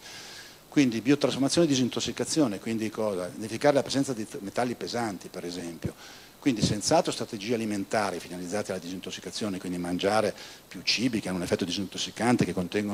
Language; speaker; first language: Italian; native; Italian